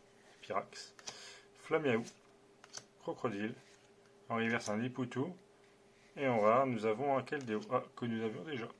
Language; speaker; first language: French; native; French